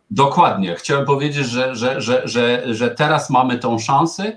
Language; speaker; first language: Polish; non-native, fluent; German